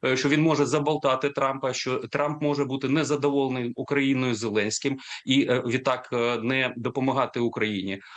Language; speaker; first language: Ukrainian; native; Ukrainian